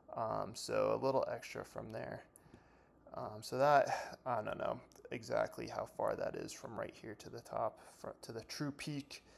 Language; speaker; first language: English; native; English